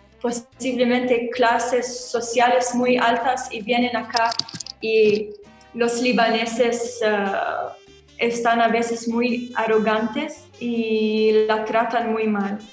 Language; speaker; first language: Spanish; non-native, learner; Arabic